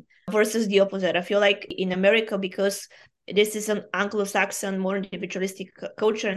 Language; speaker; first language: English; non-native, fluent; Bulgarian